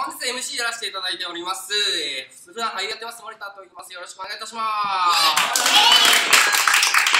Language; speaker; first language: Japanese; native; Japanese